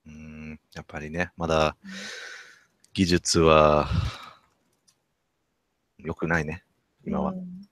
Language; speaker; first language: Japanese; non-native, learner; English